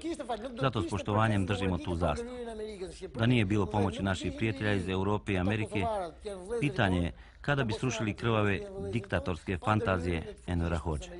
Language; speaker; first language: Bosnian; native; Bosnian